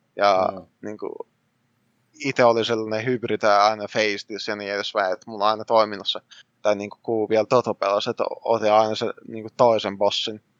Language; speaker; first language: Finnish; early bilingual, other home language; Russian